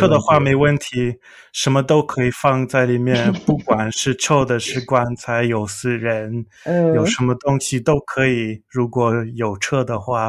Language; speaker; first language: Chinese; non-native, learner; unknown